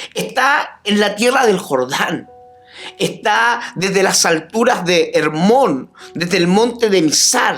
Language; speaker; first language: Spanish; native; Spanish